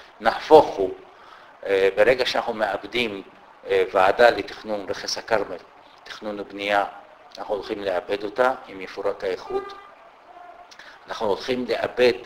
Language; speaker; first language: Hebrew; non-native, local second language; Arabic